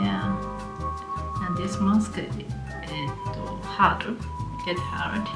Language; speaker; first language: English; non-native, learner; Japanese